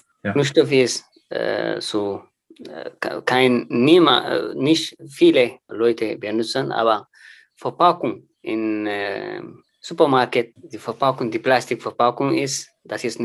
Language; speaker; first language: German; non-native, learner; Tigrinya